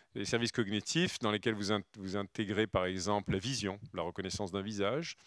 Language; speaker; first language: French; native; French